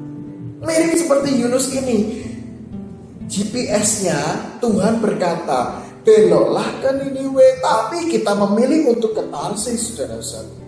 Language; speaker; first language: Indonesian; native; Indonesian